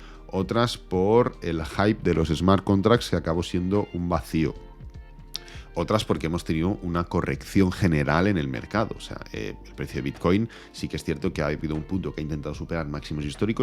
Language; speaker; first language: Spanish; native; Spanish